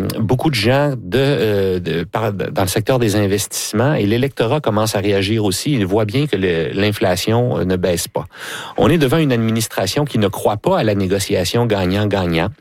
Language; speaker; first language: French; native; French